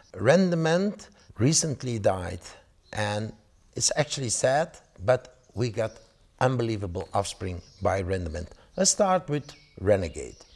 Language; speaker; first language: English; non-native, fluent; Dutch